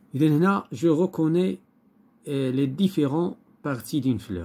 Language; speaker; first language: French; non-native, local second language; Arabic